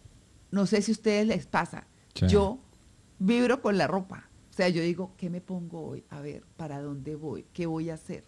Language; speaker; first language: Spanish; native; Spanish